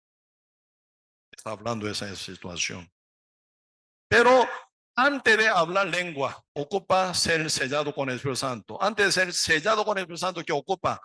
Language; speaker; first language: Spanish; non-native, learner; Korean